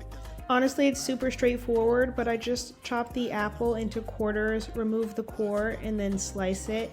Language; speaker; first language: English; native; English